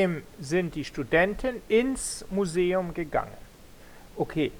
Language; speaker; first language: German; non-native, learner; Spanish